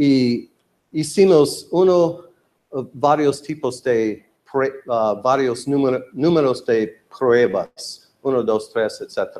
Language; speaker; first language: Spanish; non-native, learner; English